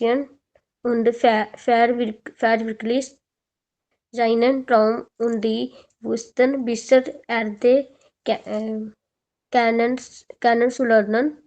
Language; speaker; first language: German; non-native, learner; Hindi